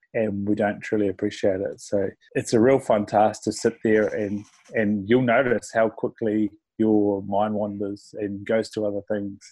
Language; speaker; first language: English; native; English